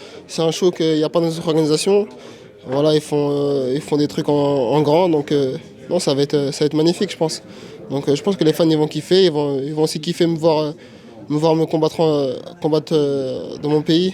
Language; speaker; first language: French; native; French